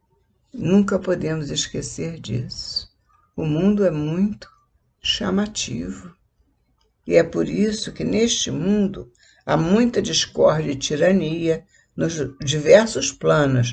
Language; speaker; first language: Portuguese; native; Portuguese